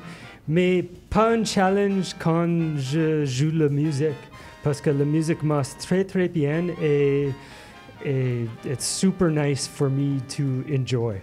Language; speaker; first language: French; non-native, local second language; English